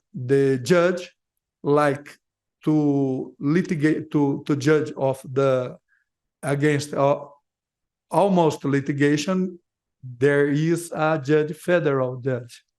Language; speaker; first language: English; non-native, learner; Portuguese